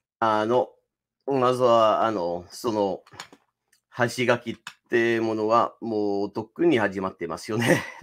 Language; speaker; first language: Japanese; non-native, fluent; English